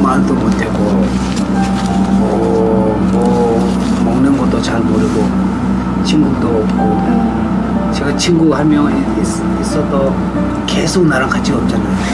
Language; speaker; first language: Korean; non-native, learner; Tibetan